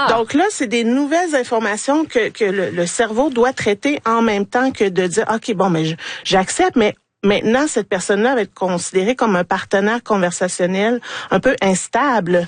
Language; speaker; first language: French; native; French